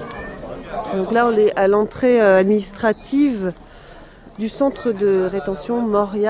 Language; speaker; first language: French; native; French